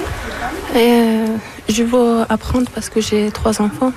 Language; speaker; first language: French; non-native, learner; Persian